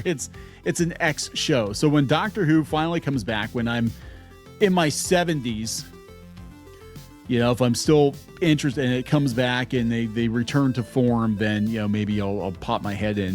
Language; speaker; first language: English; native; English